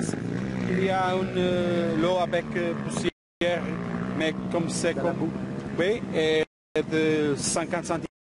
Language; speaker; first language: French; non-native, learner; Portuguese